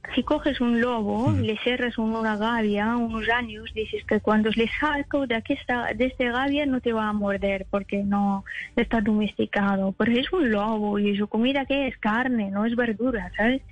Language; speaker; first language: Spanish; non-native, fluent; Persian